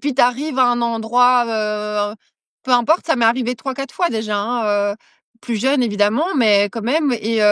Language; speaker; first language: French; native; French